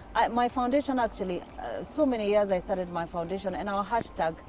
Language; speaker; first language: English; non-native, local second language; Kikuyu